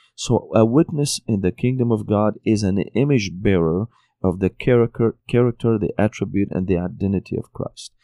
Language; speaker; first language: English; non-native, fluent; Arabic